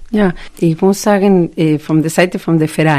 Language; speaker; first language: German; non-native, fluent; Spanish